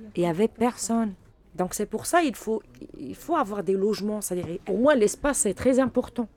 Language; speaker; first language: French; non-native, local second language; Arabic